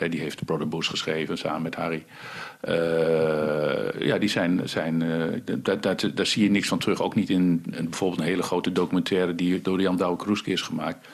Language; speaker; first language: Dutch; early bilingual, other home language; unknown